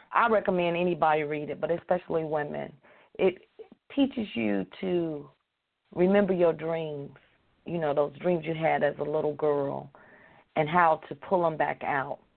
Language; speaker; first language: English; native; English